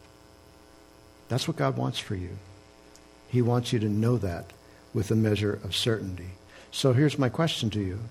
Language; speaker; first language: English; native; English